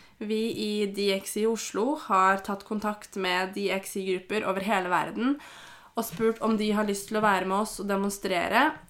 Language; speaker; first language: Norwegian; native; Norwegian